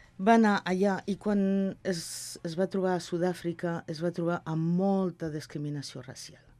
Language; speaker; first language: Catalan; non-native, local second language; Spanish